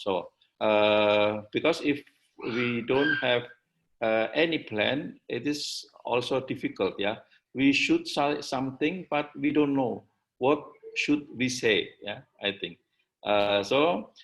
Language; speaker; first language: English; non-native, learner; Indonesian